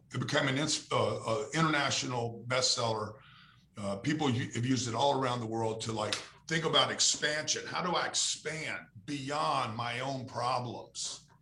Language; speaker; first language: English; native; English